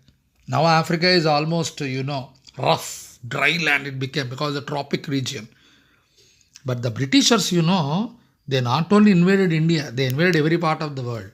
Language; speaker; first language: English; non-native, local second language; Telugu